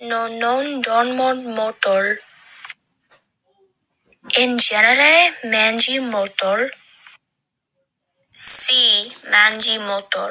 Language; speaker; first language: Italian; non-native, learner; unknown